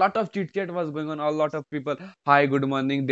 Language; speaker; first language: English; non-native, local second language; Hindi